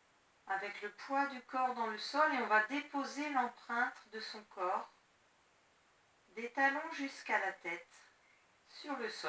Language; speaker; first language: French; native; French